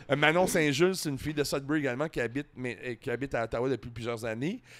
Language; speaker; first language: French; native; French